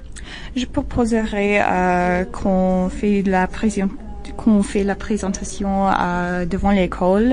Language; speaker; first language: French; non-native, learner; English